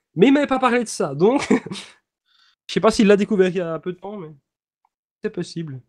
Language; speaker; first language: French; native; French